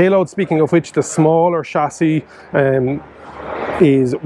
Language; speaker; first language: English; native; English